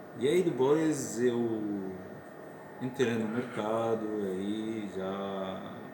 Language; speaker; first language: Portuguese; non-native, learner; Arabic